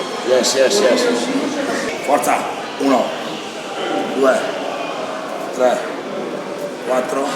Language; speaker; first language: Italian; native; Italian